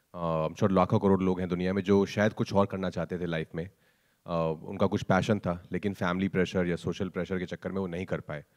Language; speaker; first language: Hindi; native; Hindi